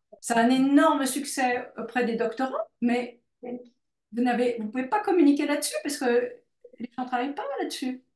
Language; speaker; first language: French; native; French